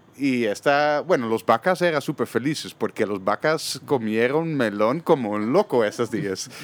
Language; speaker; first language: Spanish; non-native, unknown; Dutch